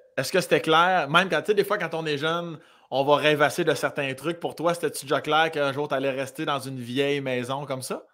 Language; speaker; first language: French; native; French